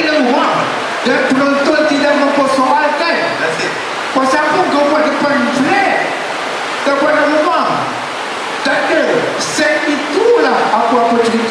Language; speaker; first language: Malay; native; Malay